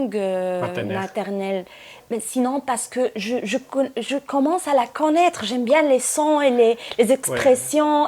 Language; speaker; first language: French; non-native, local second language; Arabic